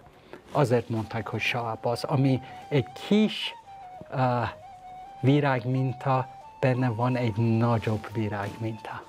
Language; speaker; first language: Hungarian; non-native, learner; Persian